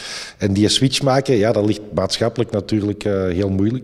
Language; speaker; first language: Dutch; native; Dutch